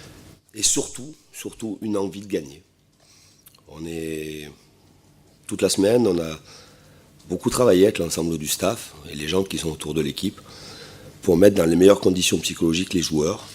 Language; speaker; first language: French; native; French